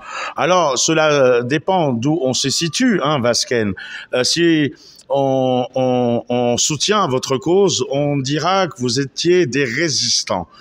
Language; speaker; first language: French; native; French